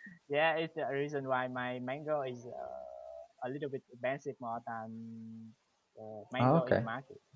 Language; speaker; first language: English; non-native, learner; Vietnamese